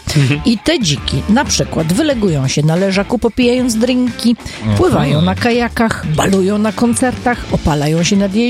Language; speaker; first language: Polish; native; Polish